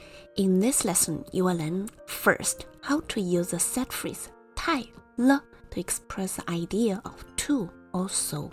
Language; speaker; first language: English; non-native, fluent; Chinese